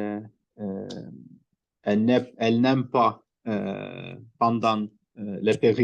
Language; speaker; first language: French; non-native, learner; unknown